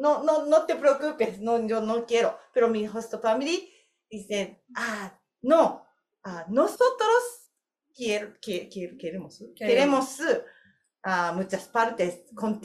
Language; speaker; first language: Spanish; non-native, learner; Korean